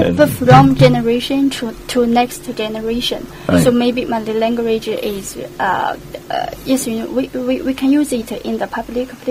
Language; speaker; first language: English; non-native, local second language; Chinese